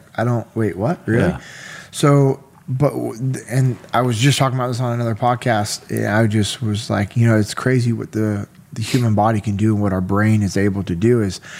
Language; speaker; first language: English; native; English